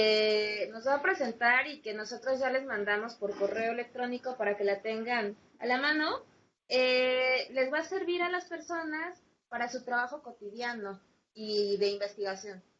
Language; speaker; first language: Spanish; native; Spanish